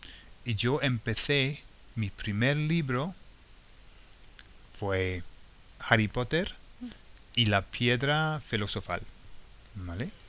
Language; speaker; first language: Spanish; non-native, fluent; English